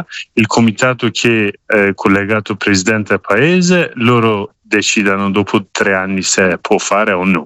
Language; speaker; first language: Italian; non-native, learner; Kurdish